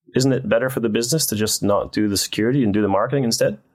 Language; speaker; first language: English; non-native, fluent; Dutch